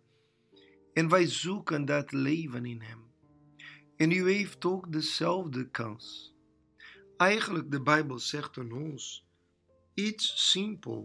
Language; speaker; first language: Dutch; non-native, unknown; Portuguese